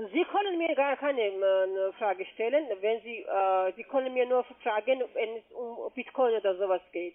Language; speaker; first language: German; non-native, fluent; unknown